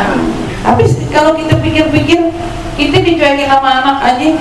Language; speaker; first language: Indonesian; native; Indonesian